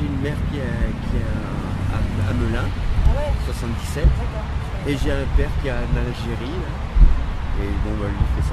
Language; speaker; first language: French; native; French